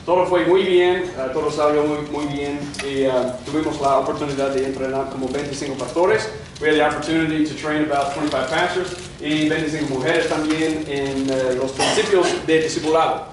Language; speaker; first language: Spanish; non-native, fluent; English